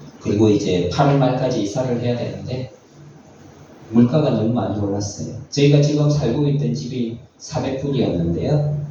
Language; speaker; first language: Korean; native; Korean